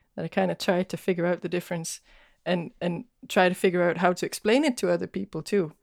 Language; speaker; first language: English; non-native, fluent; Danish